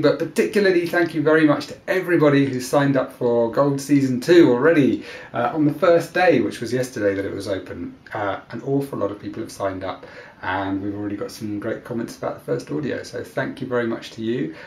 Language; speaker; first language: English; native; English